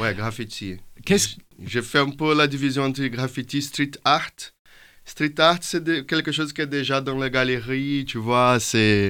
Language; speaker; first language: French; non-native, fluent; Portuguese